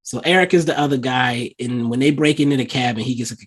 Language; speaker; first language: English; native; English